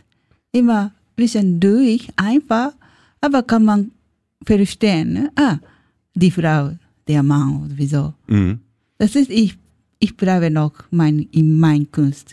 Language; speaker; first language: German; non-native, learner; Japanese